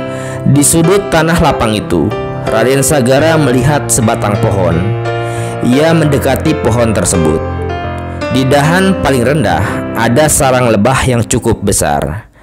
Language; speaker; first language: Indonesian; native; Indonesian